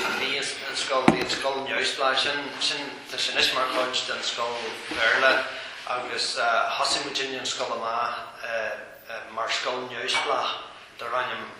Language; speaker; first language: Irish; non-native, local second language; English